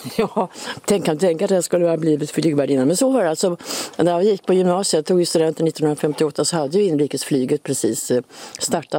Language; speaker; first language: Swedish; native; Swedish